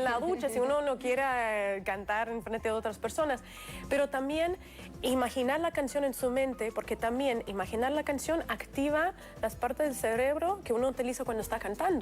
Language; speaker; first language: Spanish; non-native, fluent; Russian